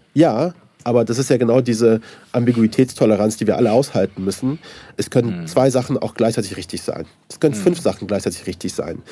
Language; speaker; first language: German; early bilingual, other home language; Persian